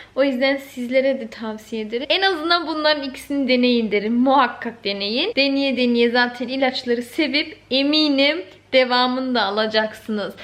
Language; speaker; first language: Turkish; early bilingual, heritage; Turkish